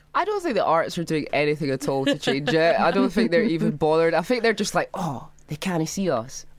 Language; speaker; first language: English; native; English